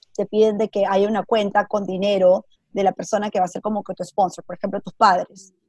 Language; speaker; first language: Spanish; native; Spanish